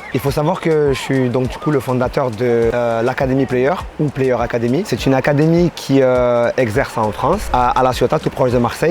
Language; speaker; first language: French; native; French